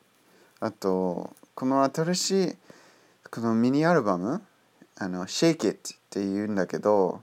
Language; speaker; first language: Japanese; non-native, fluent; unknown